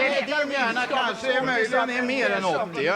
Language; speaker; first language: Swedish; native; Swedish